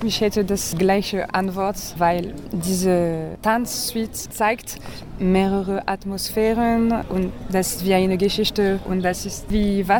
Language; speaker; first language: German; non-native, learner; French